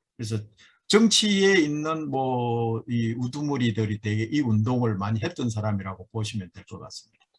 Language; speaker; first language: Korean; native; Korean